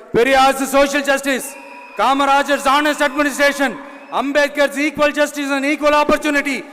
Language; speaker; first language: English; non-native, local second language; Tamil